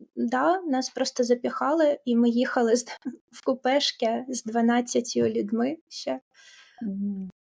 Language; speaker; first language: Ukrainian; non-native, local second language; Russian